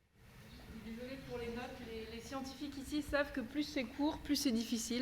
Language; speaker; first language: French; native; French